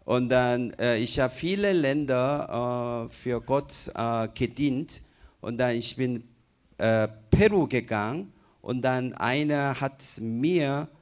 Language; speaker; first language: German; non-native, fluent; Korean